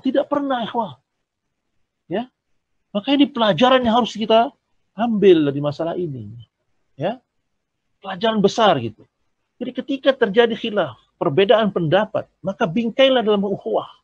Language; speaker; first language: Indonesian; native; Indonesian